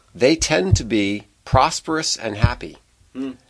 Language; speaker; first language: English; native; English